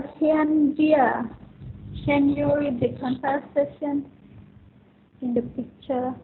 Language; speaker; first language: English; non-native, fluent; Indonesian